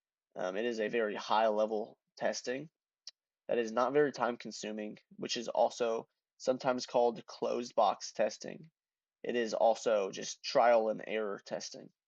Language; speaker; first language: English; native; English